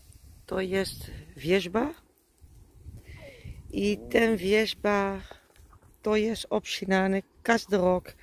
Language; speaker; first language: Polish; non-native, learner; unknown